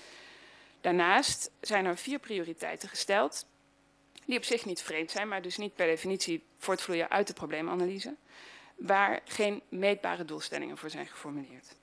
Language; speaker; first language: Dutch; native; Dutch